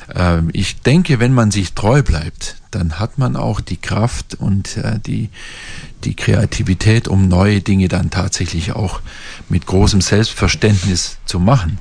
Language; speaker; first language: German; native; German